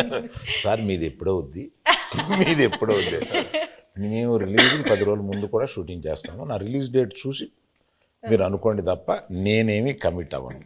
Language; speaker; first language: Telugu; native; Telugu